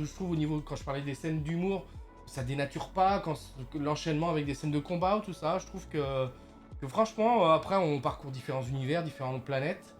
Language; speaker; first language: French; native; French